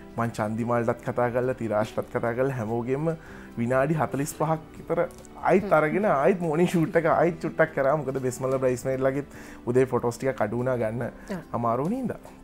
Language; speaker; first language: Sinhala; native; Sinhala